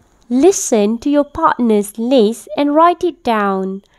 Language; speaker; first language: English; non-native, local second language; Malay